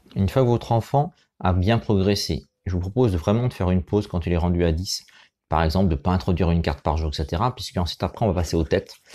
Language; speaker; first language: French; native; French